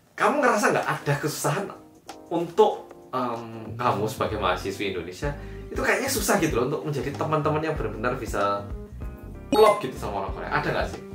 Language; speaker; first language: Indonesian; native; Indonesian